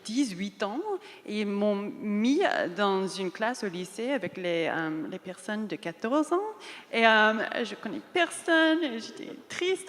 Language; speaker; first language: French; non-native, fluent; English